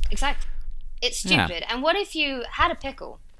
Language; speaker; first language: English; native; English